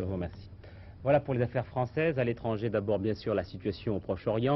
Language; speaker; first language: French; native; French